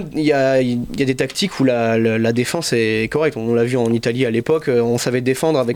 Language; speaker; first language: French; native; French